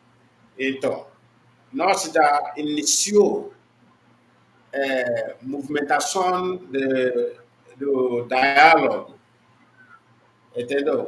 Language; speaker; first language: Portuguese; non-native, learner; Igbo